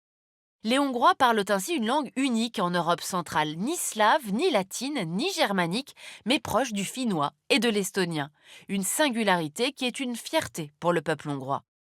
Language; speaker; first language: French; native; French